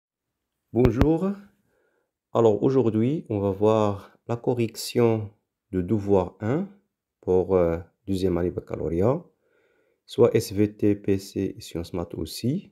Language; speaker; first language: French; non-native, local second language; Arabic